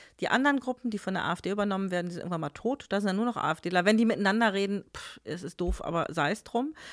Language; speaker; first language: German; native; German